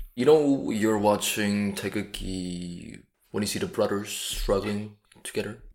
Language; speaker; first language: English; non-native, fluent; Korean